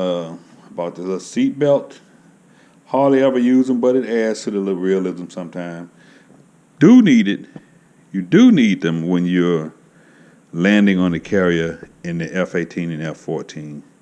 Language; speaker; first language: English; native; English